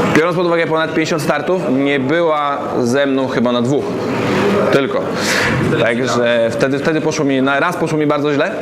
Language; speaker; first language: Polish; native; Polish